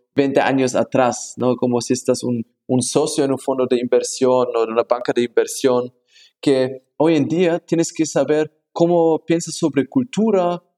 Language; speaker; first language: Spanish; non-native, fluent; German